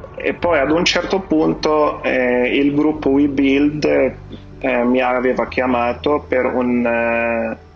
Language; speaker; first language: Italian; non-native, fluent; Arabic